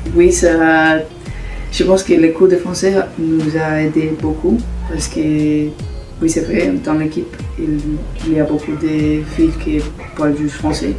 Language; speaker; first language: French; non-native, learner; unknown